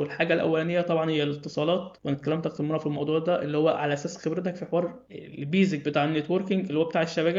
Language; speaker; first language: Arabic; native; Arabic